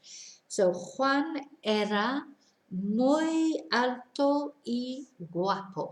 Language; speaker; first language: Spanish; non-native, fluent; English